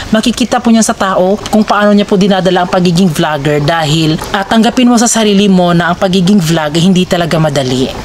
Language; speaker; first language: Filipino; non-native, local second language; Cebuano